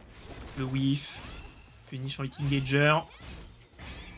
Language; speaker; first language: French; native; French